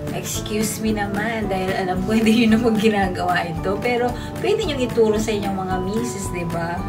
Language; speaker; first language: Filipino; non-native, local second language; Pampanga